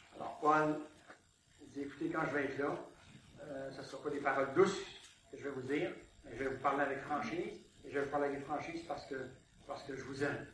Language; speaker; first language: French; native; French